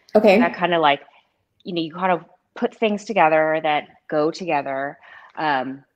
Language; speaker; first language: English; native; English